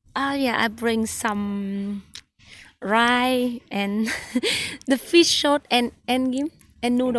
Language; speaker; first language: English; non-native, learner; Vietnamese